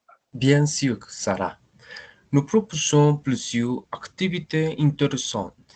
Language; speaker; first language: French; non-native, learner; Spanish